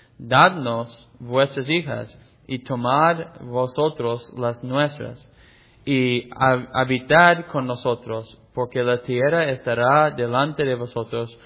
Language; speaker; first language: Spanish; non-native, fluent; English